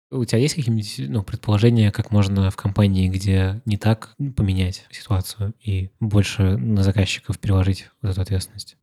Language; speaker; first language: Russian; native; Russian